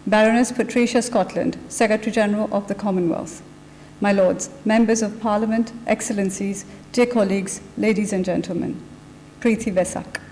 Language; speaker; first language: English; non-native, local second language; Sinhala